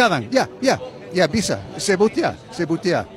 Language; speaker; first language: Indonesian; non-native, fluent; English